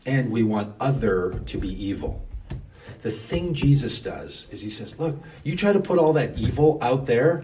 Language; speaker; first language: English; native; English